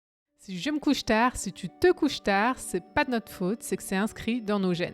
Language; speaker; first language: French; native; French